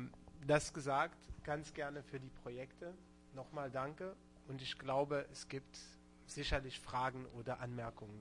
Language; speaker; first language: German; non-native, local second language; Luxembourgish